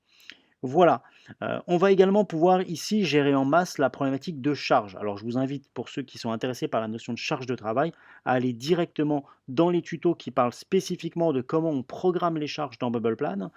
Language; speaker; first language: French; native; French